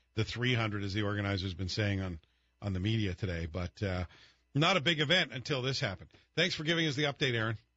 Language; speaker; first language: English; native; English